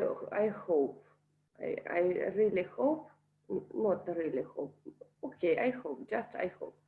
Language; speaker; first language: English; non-native, learner; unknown